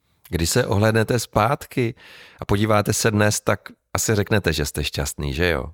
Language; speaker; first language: Czech; native; Czech